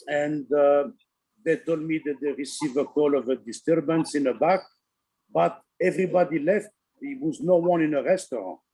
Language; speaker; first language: English; non-native, learner; Italian